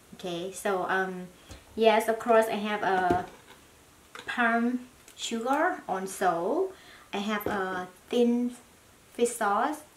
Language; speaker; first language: English; non-native, learner; Thai